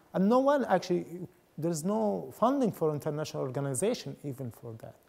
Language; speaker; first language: English; non-native, fluent; Arabic